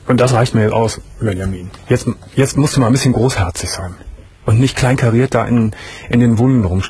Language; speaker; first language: German; native; German